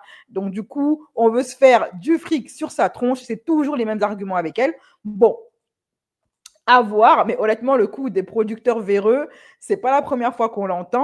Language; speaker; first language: French; native; French